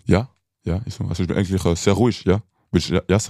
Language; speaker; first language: German; non-native, local second language; French